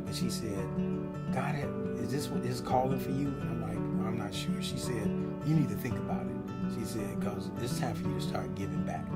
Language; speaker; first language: English; native; English